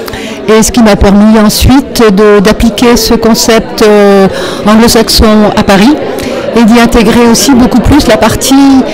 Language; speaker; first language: French; native; French